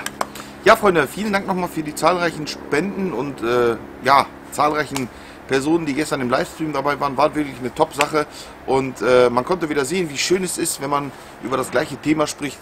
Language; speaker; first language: German; native; German